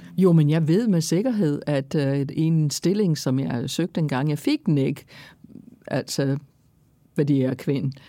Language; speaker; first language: Danish; non-native, fluent; English